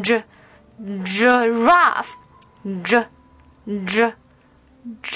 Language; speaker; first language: English; non-native, fluent; Chinese